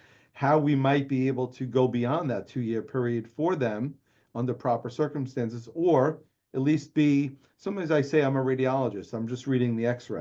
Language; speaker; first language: English; native; English